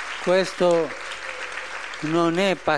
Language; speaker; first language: Italian; early bilingual, heritage; Spanish